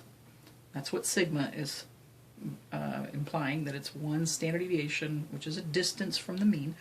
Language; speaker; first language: English; native; English